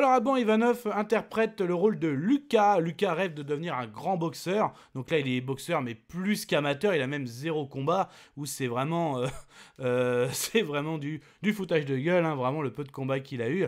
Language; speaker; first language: French; native; French